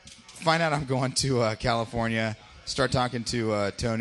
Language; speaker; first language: English; native; English